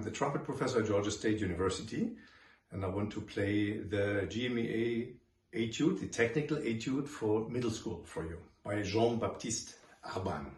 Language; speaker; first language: English; non-native, fluent; German